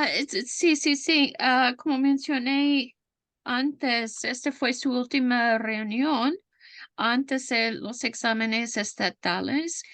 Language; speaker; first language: Spanish; non-native, fluent; English